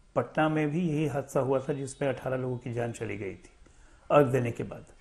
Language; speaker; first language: Hindi; native; Hindi